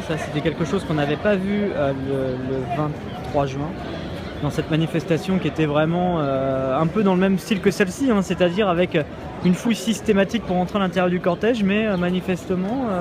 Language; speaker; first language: French; native; French